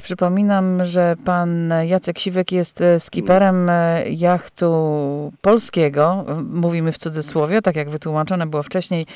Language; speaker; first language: Polish; native; Polish